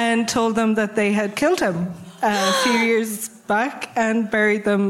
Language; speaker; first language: English; native; English